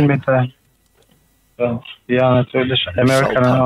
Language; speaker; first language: German; non-native, learner; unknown